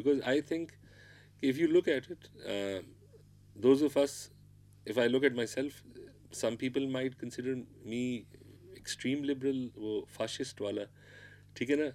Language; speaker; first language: English; non-native, local second language; Pashto